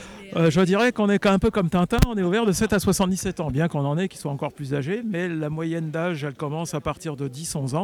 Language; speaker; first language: French; native; French